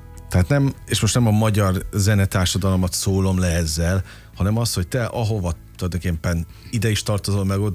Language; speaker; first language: Hungarian; native; Hungarian